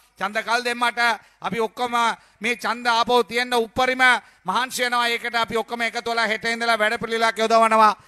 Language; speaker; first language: Sinhala; non-native, local second language; Tamil